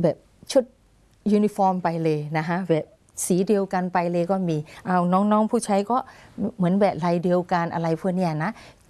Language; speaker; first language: Thai; non-native, fluent; Burmese